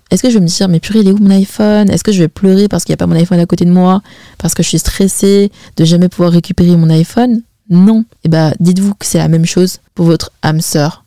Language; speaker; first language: French; early bilingual, other home language; Chinese